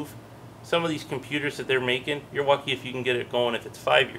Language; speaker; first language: English; native; English